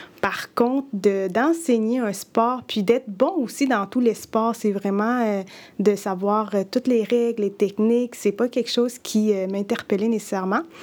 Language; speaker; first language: French; early bilingual, other home language; Spanish